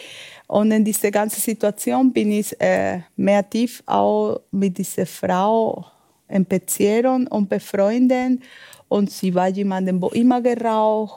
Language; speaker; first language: German; non-native, learner; Spanish